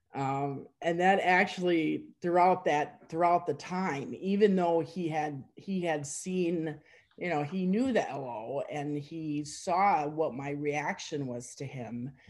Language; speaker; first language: English; native; English